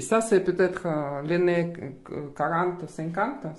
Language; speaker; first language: French; non-native, learner; Russian